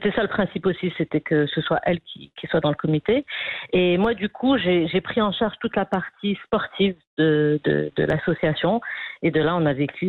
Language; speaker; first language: French; non-native, local second language; Arabic